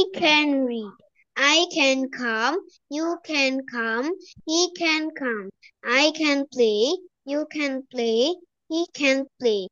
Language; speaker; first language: English; non-native, learner; Bangla